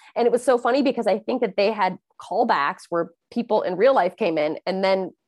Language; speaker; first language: English; early bilingual, other home language; Thai